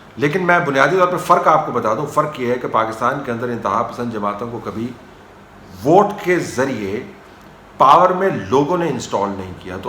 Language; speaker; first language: Urdu; native; Urdu